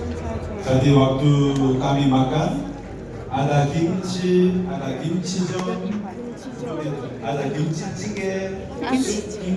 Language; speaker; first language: Indonesian; non-native, learner; Korean